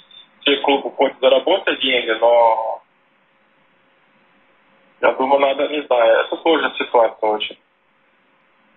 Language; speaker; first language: Russian; non-native, fluent; Portuguese